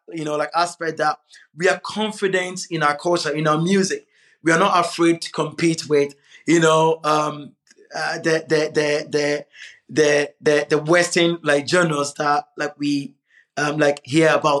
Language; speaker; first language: English; non-native, local second language; Akan